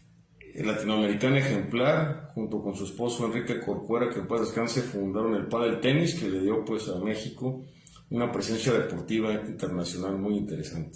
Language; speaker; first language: Spanish; native; Spanish